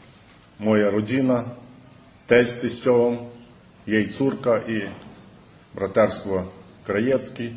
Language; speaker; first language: Polish; early bilingual, heritage; Polish